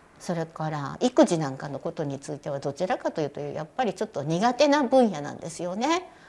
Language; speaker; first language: Japanese; native; Japanese